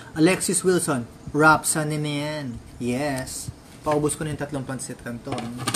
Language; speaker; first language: Filipino; native; Filipino